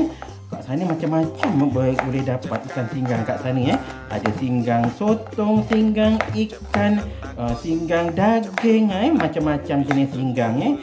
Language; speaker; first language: Malay; native; Malay